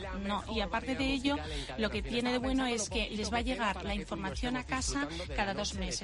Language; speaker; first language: Spanish; native; Spanish